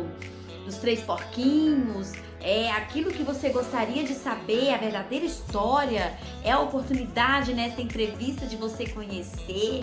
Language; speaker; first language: Portuguese; native; Portuguese